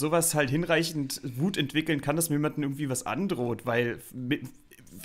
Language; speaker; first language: German; native; German